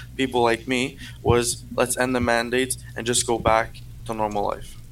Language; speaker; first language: English; non-native, fluent; French